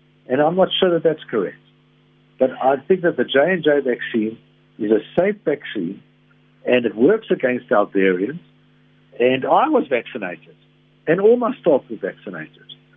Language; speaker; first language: English; native; English